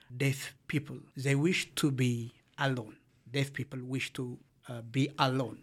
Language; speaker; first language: English; non-native, fluent; Amharic